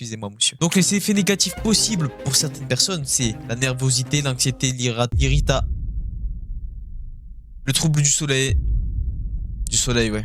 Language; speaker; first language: French; native; French